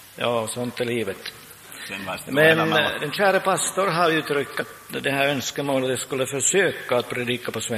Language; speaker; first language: Swedish; non-native, local second language; Finnish